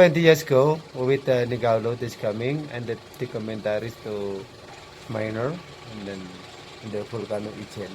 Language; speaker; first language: English; non-native, learner; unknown